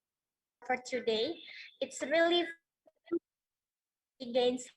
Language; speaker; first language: English; non-native, learner; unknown